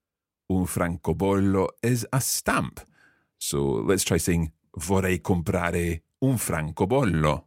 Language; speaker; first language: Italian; non-native, fluent; English